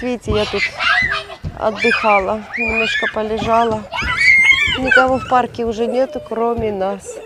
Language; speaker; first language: Russian; native; Russian